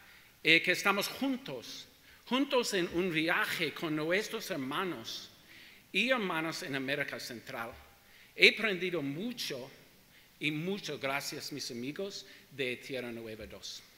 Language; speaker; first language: Spanish; non-native, learner; English